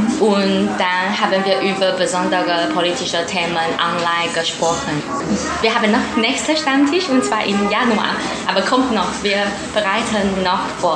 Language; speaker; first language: German; non-native, learner; Chinese